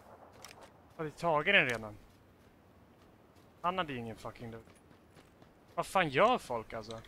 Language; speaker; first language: Swedish; native; Swedish